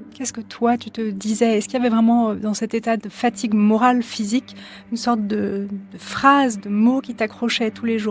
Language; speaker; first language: French; native; French